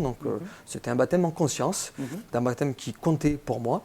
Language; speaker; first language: French; native; French